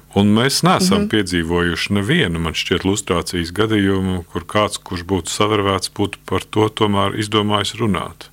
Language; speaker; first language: Latvian; native; Latvian